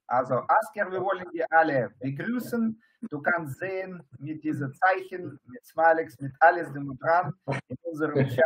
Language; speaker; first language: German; non-native, fluent; Russian